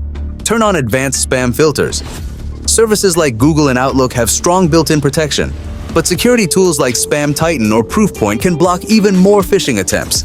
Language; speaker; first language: English; native; English